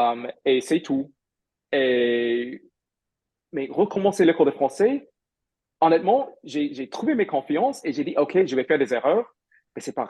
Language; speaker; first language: French; non-native, fluent; English